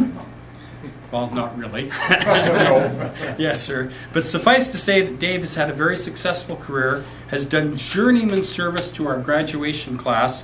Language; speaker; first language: English; native; English